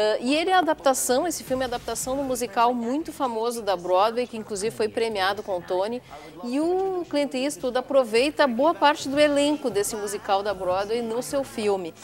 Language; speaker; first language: Portuguese; native; Portuguese